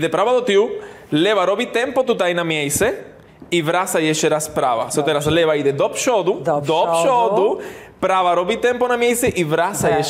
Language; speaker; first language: Polish; non-native, learner; Spanish